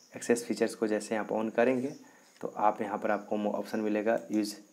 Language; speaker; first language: Hindi; native; Hindi